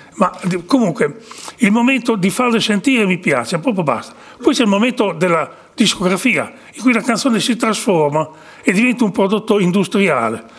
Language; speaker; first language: Italian; native; Italian